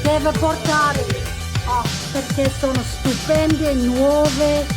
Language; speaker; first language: Italian; non-native, learner; English